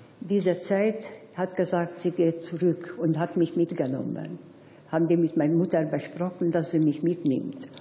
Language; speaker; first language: German; non-native, fluent; Hungarian